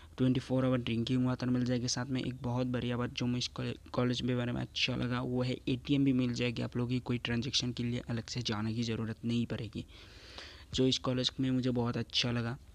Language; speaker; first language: Hindi; non-native, local second language; Assamese